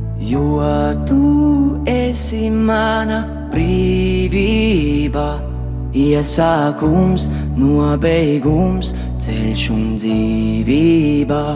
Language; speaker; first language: Latvian; native; Latvian